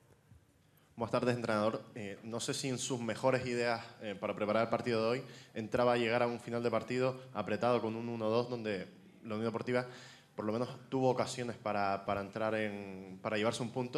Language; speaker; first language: Spanish; native; Spanish